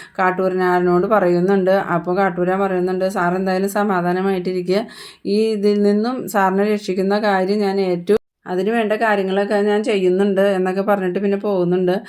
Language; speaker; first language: Malayalam; native; Malayalam